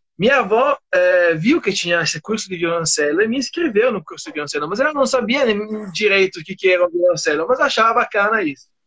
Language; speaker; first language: Portuguese; non-native, fluent; Italian